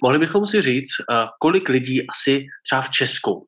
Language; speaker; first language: Czech; native; Czech